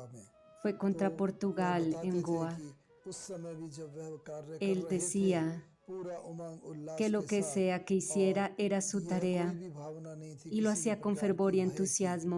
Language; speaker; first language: Spanish; native; Spanish